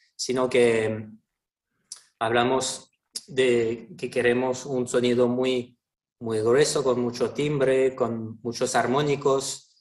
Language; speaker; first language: Spanish; non-native, fluent; French